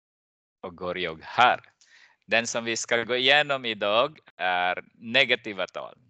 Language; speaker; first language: Swedish; non-native, fluent; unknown